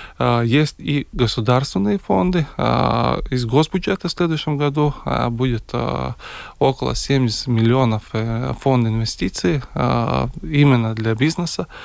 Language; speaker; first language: Russian; non-native, local second language; Latvian